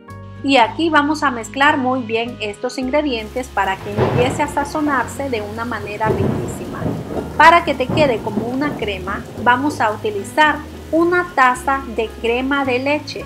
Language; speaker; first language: Spanish; native; Spanish